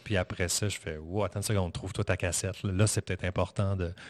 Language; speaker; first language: French; native; French